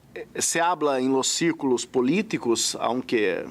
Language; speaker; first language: Spanish; non-native, fluent; Portuguese